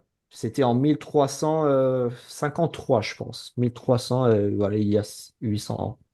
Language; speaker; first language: French; non-native, fluent; Azerbaijani